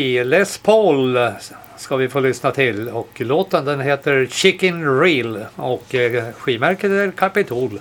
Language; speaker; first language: Swedish; native; Swedish